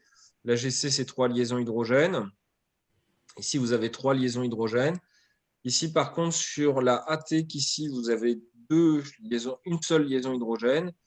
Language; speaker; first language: French; native; French